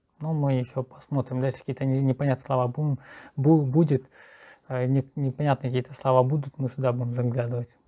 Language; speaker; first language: Russian; native; Russian